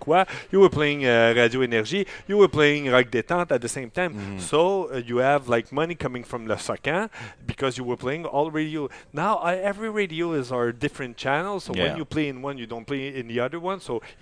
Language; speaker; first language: English; non-native, fluent; French